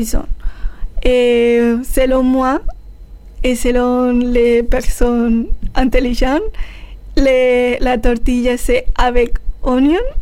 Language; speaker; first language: French; non-native, learner; Spanish